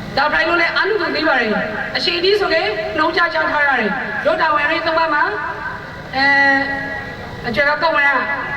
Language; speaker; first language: Burmese; native; Burmese